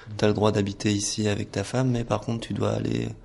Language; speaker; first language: French; native; French